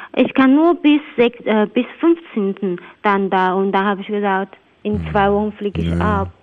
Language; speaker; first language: German; non-native, learner; Chinese